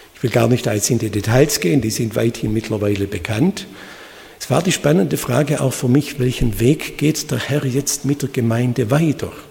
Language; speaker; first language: German; native; German